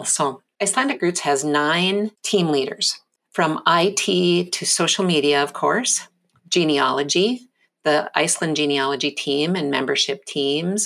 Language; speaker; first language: English; native; English